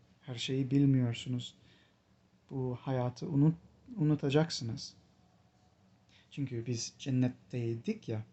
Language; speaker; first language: Turkish; non-native, fluent; English